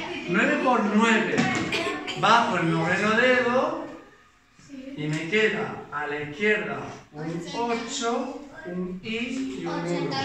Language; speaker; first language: Spanish; native; Spanish